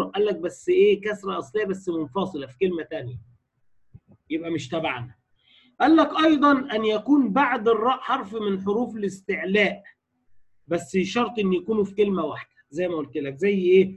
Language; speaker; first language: Arabic; native; Arabic